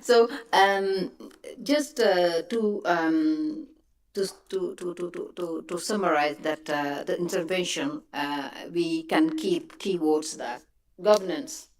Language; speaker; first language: English; non-native, fluent; French